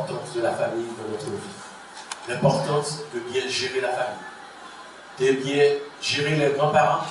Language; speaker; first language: French; non-native, local second language; Haitian Creole